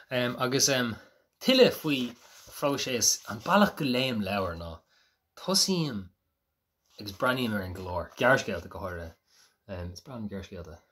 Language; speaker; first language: Irish; native; Irish